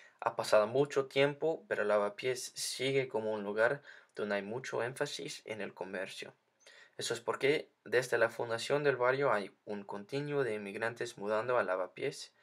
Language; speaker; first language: Spanish; non-native, learner; English